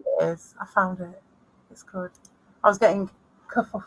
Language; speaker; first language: English; native; English